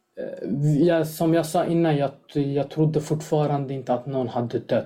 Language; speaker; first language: Swedish; non-native, fluent; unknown